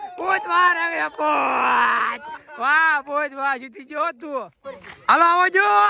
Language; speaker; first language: Hindi; non-native, local second language; Gujarati